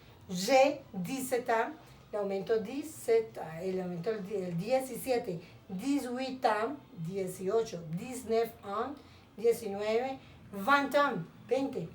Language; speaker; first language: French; non-native, fluent; Spanish